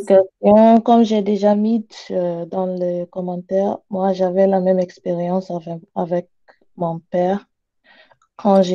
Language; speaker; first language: French; non-native, learner; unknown